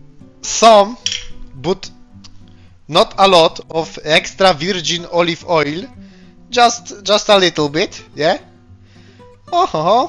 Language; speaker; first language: English; non-native, learner; Polish